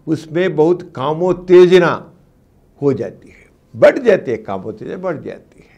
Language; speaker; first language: Hindi; non-native, local second language; Telugu